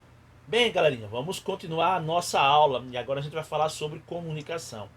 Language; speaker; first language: Portuguese; native; Portuguese